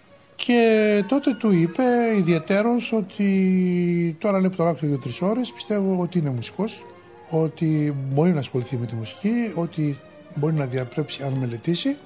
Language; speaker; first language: Greek; native; Greek